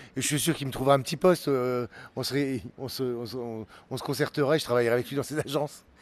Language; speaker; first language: French; native; French